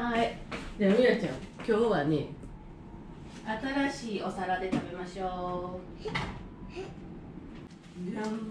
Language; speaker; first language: Japanese; native; Japanese